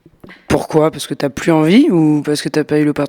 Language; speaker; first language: French; native; French